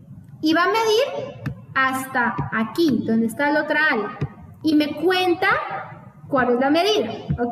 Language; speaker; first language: Spanish; native; Spanish